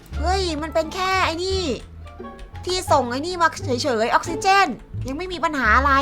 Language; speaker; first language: Thai; native; Thai